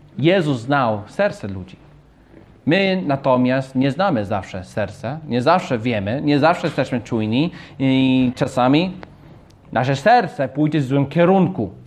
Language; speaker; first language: Polish; non-native, fluent; English